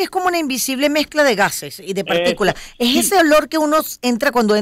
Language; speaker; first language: Spanish; native; Spanish